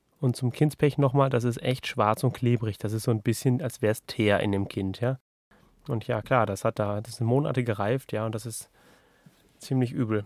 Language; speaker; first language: German; native; German